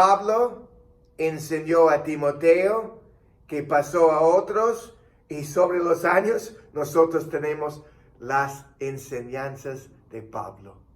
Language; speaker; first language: Spanish; non-native, fluent; English